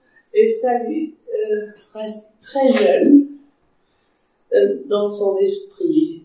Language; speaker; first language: French; non-native, fluent; German